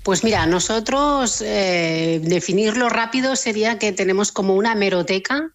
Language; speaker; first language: Spanish; native; Spanish